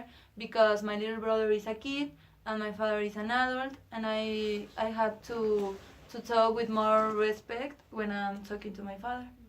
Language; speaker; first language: English; non-native, learner; Spanish